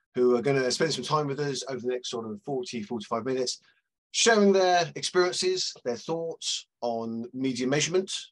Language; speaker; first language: English; native; English